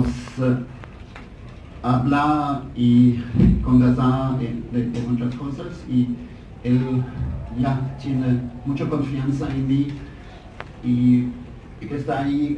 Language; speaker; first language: Spanish; non-native, fluent; German